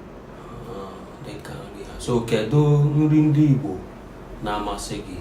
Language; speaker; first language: Igbo; native; Igbo